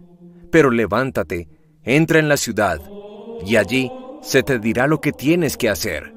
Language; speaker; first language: Spanish; native; Spanish